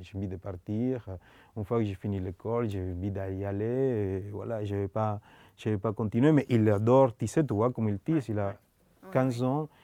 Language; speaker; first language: French; non-native, learner; Spanish